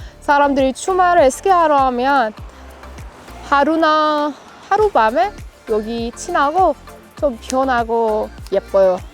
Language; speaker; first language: Korean; non-native, learner; Persian